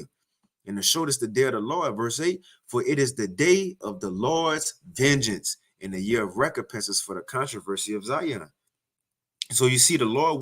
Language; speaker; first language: English; native; English